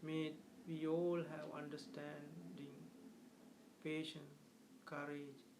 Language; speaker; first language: English; non-native, local second language; Sinhala